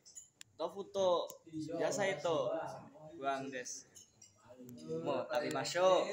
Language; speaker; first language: Japanese; non-native, learner; Indonesian